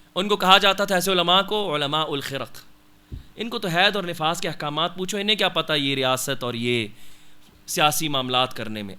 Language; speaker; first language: Urdu; non-native, local second language; Punjabi